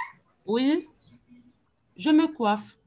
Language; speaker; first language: French; non-native, fluent; Arabic